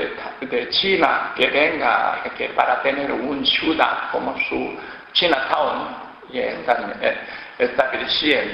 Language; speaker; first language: Spanish; non-native, learner; Korean